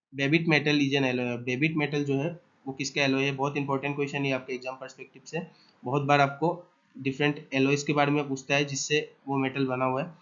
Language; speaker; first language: Hindi; non-native, local second language; Assamese